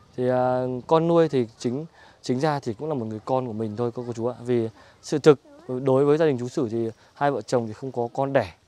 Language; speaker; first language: Vietnamese; native; Vietnamese